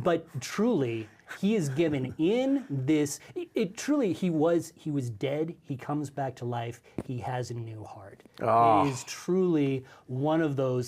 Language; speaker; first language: English; native; English